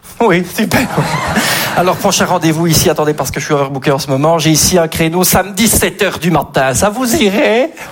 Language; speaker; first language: French; native; French